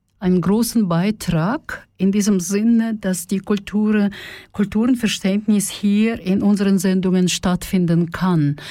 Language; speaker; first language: German; non-native, fluent; Russian